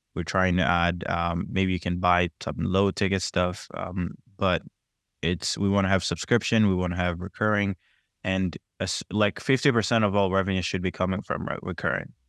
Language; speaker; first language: English; non-native, local second language; Kinyarwanda